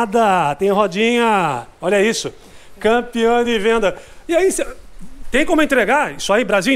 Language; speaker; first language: Portuguese; native; Portuguese